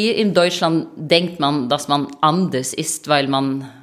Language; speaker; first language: German; non-native, fluent; Norwegian